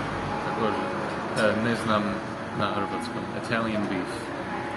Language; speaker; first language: Croatian; non-native, learner; English